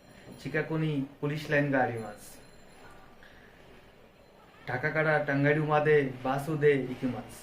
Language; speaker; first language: Japanese; non-native, learner; Bangla